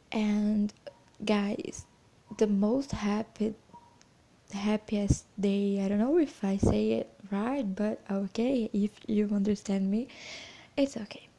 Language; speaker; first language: English; non-native, fluent; Portuguese